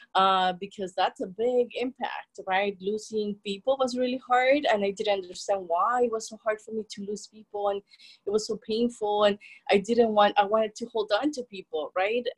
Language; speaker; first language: English; non-native, fluent; Spanish